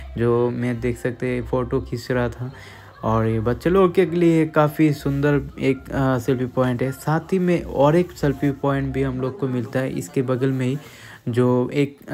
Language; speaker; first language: Hindi; non-native, local second language; Bangla